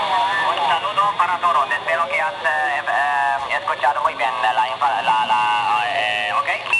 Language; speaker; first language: Spanish; non-native, learner; German